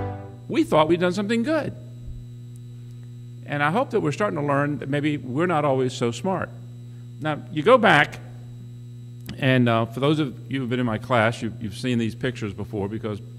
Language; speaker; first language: English; native; English